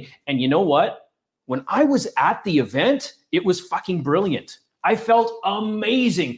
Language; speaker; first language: English; native; English